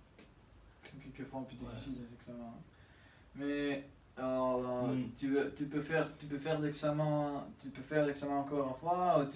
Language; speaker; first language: French; non-native, learner; Spanish